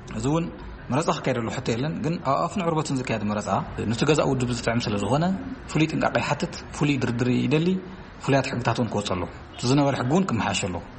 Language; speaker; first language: Tigrinya; native; Tigrinya